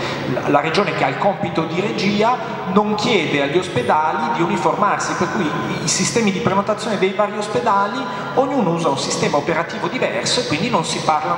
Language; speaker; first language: Italian; native; Italian